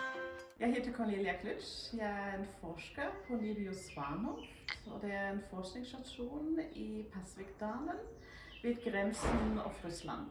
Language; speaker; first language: Norwegian; non-native, fluent; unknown